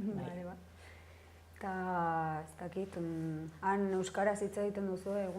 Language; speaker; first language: Basque; non-native, local second language; Spanish